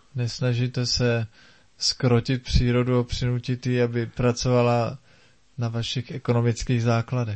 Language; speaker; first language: Czech; native; Czech